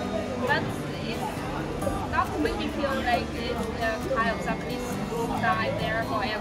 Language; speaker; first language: English; non-native, fluent; Vietnamese